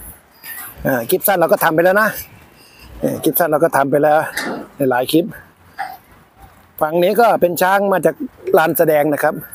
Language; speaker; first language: Thai; native; Thai